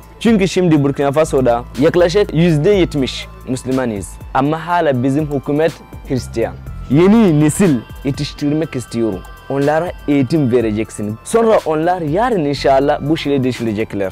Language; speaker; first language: Turkish; non-native, fluent; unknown